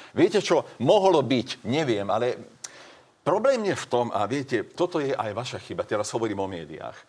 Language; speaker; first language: Slovak; non-native, local second language; Hungarian